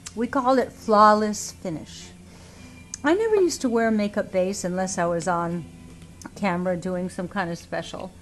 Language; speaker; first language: English; native; English